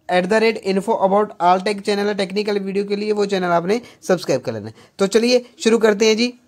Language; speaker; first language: Hindi; non-native, local second language; Punjabi